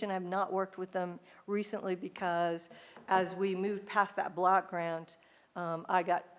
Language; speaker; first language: English; native; English